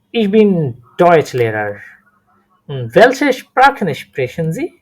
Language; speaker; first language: German; non-native, fluent; Bangla